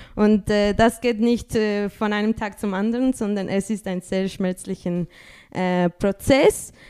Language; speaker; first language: German; non-native, fluent; Spanish